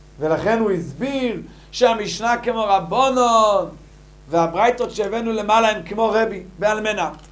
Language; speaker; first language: Hebrew; native; Hebrew